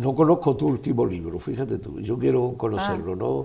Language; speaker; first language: Spanish; native; Spanish